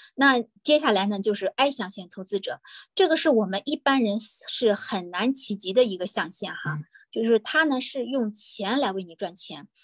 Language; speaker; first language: Chinese; native; Chinese